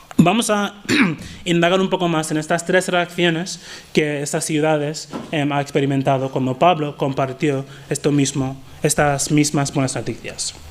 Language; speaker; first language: Spanish; non-native, fluent; English